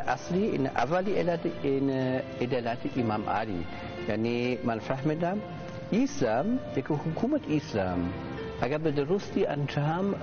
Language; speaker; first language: Persian; non-native, learner; German